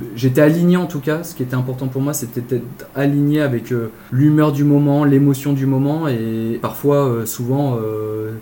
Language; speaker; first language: French; native; French